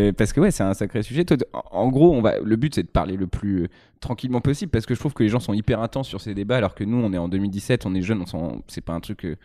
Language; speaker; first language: French; native; French